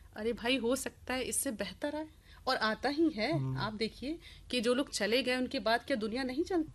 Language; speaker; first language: Urdu; native; Urdu